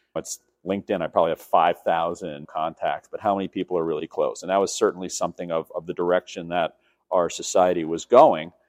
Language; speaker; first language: English; native; English